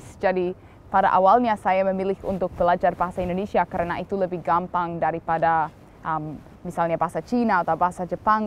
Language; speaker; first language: Indonesian; non-native, fluent; English